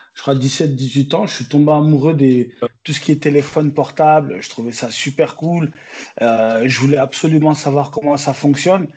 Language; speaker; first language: French; native; French